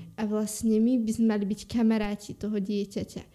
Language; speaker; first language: Slovak; native; Slovak